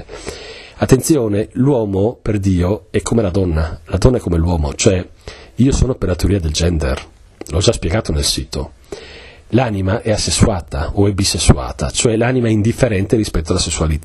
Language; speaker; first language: Italian; native; Italian